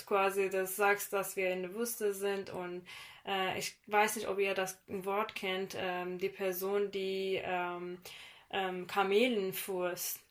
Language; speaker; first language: German; non-native, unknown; Persian